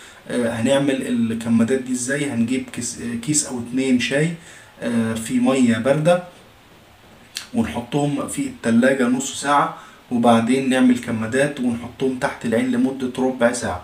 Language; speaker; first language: Arabic; native; Arabic